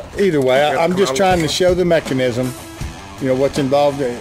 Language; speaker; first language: English; native; English